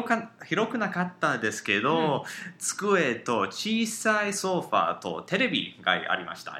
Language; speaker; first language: Japanese; non-native, learner; English